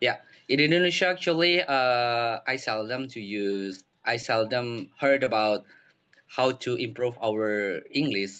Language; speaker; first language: English; non-native, learner; Indonesian